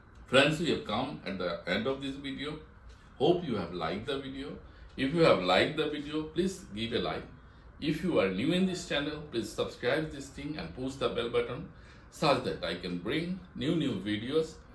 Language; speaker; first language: English; non-native, local second language; Bangla